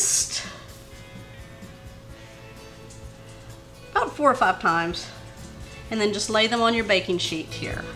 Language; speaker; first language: English; native; English